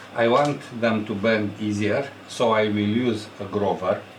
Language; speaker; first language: English; non-native, fluent; Romanian